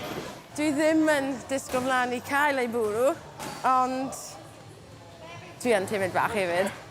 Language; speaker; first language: Welsh; non-native, local second language; English